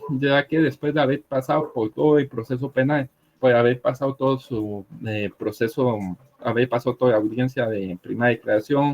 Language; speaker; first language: Spanish; native; Spanish